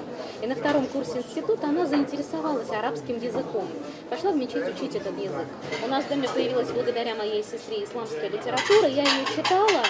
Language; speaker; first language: Russian; native; Russian